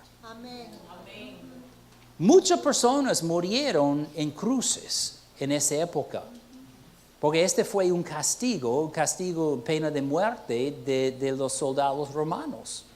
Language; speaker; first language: Spanish; non-native, fluent; English